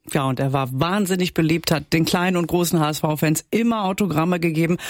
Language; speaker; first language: German; native; German